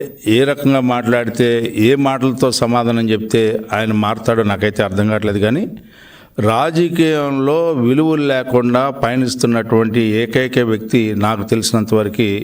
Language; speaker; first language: Telugu; native; Telugu